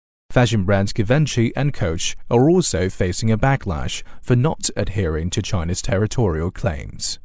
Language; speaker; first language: English; non-native, fluent; Chinese